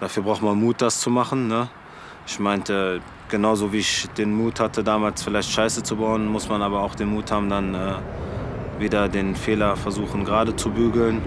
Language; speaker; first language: German; early bilingual, other home language; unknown